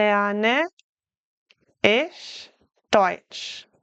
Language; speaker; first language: German; non-native, fluent; English